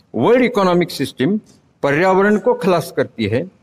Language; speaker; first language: Hindi; non-native, local second language; Marathi